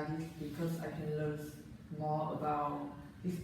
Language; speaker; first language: English; non-native, learner; Vietnamese